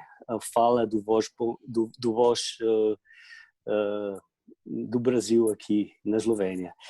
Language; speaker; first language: Portuguese; non-native, fluent; Slovenian